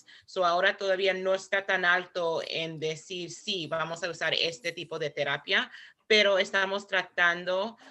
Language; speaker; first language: Spanish; early bilingual, heritage; Spanish